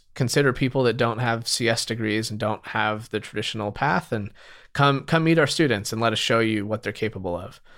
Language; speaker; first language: English; native; English